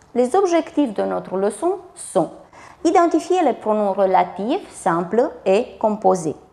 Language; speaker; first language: French; non-native, fluent; Romanian